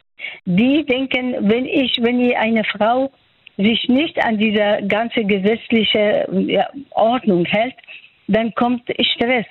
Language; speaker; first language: German; non-native, fluent; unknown